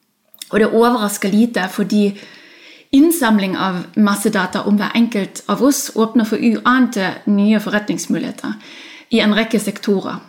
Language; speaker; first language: Norwegian; non-native, fluent; German